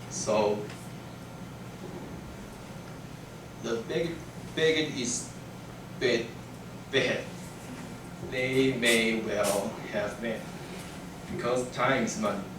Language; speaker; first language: English; non-native, learner; Chinese